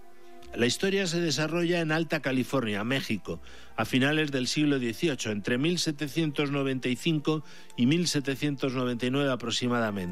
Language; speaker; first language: Spanish; native; Spanish